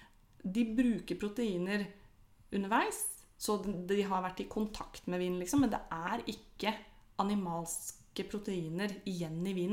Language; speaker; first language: Norwegian; native; Norwegian